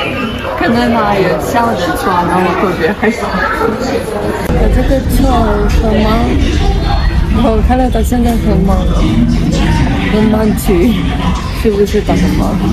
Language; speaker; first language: Chinese; non-native, learner; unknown